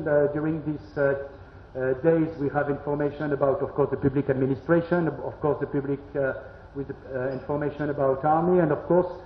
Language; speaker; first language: English; non-native, learner; French